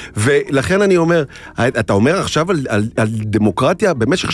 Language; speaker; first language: Hebrew; native; Hebrew